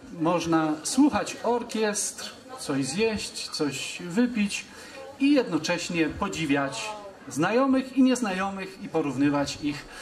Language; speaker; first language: Polish; native; Polish